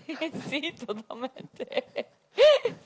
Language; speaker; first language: Spanish; non-native, fluent; English